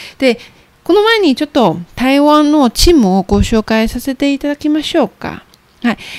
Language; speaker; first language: Japanese; non-native, fluent; Chinese